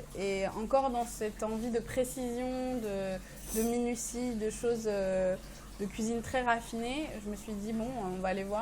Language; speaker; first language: French; early bilingual, other home language; Persian